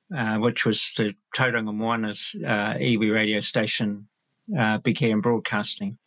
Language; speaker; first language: English; native; English